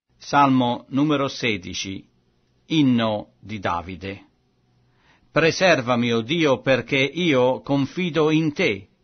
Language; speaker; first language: Italian; non-native, fluent; French